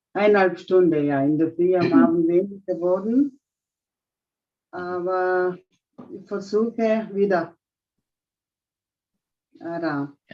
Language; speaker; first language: German; non-native, learner; Telugu